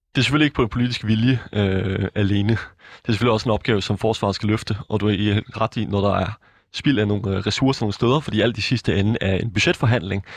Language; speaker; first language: Danish; native; Danish